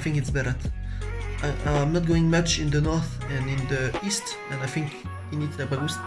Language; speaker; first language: English; non-native, learner; French